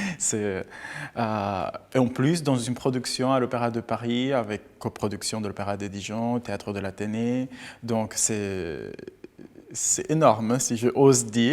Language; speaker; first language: French; non-native, fluent; Spanish